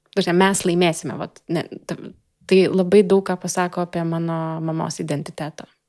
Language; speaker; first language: Lithuanian; non-native, local second language; Russian